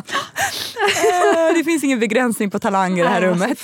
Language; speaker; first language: Swedish; native; Swedish